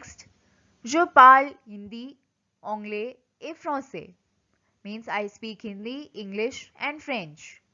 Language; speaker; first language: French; non-native, fluent; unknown